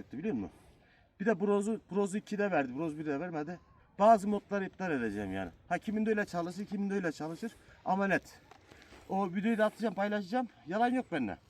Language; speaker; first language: Turkish; native; Turkish